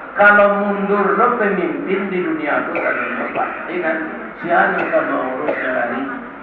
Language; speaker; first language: Malay; non-native, local second language; Minangkabau